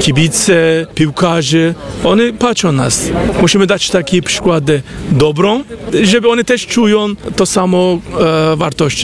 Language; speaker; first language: Polish; non-native, learner; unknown